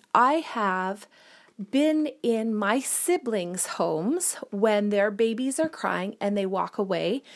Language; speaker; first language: English; native; English